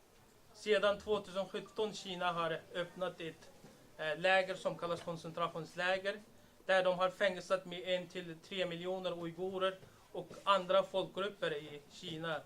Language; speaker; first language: Swedish; non-native, learner; Uyghur